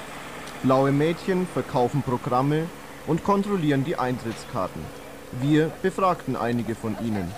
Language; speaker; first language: German; native; German